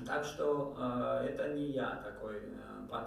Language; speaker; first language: Czech; non-native, learner; Georgian